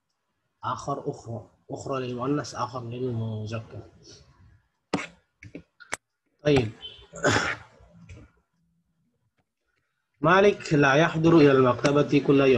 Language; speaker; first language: Arabic; non-native, fluent; Indonesian